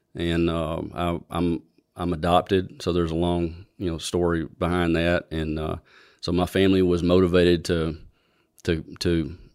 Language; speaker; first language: English; native; English